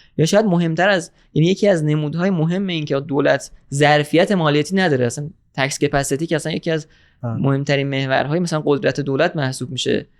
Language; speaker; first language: Persian; native; Persian